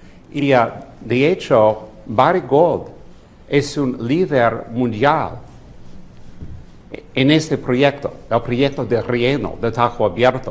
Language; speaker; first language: Spanish; non-native, fluent; English